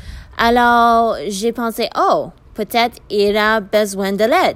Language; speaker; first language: French; non-native, learner; English